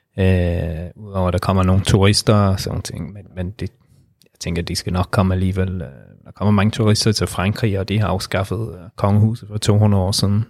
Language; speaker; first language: Danish; non-native, fluent; English